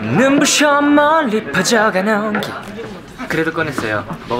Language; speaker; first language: Korean; native; Korean